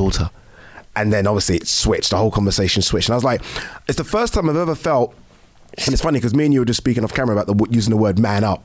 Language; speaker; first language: English; native; English